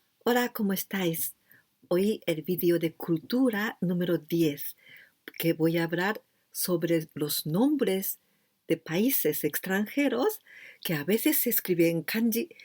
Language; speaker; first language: Spanish; non-native, fluent; Japanese